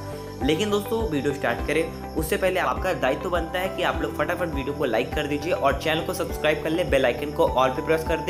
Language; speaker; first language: Hindi; native; Hindi